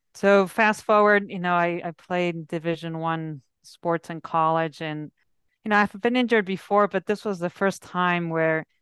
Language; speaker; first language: English; early bilingual, heritage; English